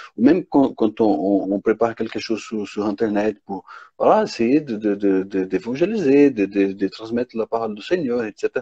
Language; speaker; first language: French; non-native, fluent; Portuguese